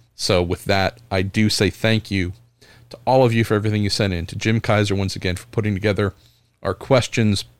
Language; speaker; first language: English; native; English